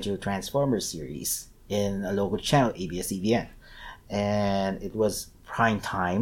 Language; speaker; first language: English; non-native, local second language; Filipino